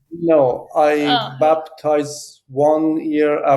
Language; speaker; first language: English; non-native, learner; Persian